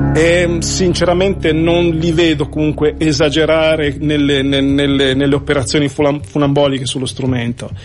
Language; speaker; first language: Italian; native; Italian